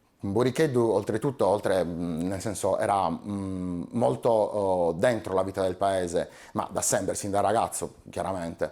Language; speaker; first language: Italian; native; Italian